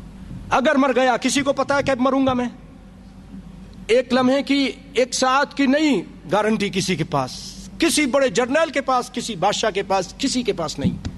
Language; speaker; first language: Urdu; native; Urdu